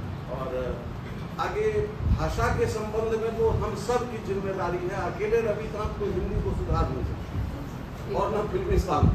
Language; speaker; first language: Hindi; native; Hindi